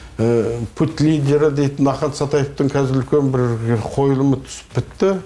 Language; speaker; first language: Kazakh; native; Kazakh